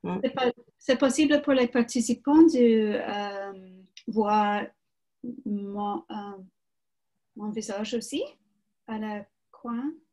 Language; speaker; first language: French; non-native, learner; English